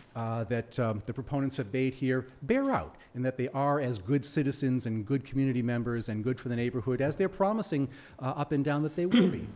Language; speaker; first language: English; native; English